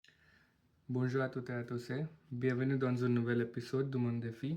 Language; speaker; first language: French; non-native, learner; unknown